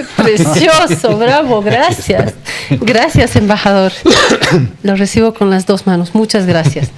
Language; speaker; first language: Spanish; native; Spanish